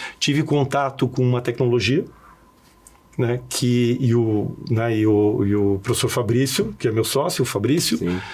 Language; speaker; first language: Portuguese; early bilingual, other home language; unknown